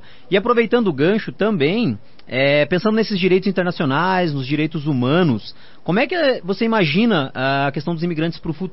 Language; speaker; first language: Portuguese; native; Portuguese